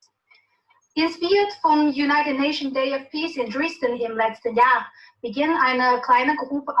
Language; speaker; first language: German; non-native, learner; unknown